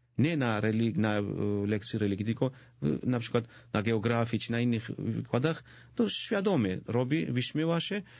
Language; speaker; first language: Polish; non-native, fluent; Georgian